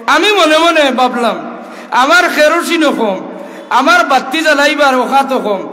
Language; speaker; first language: Bangla; non-native, local second language; Sylheti